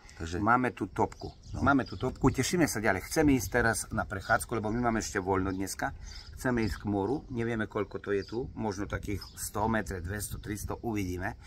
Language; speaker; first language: Slovak; native; Slovak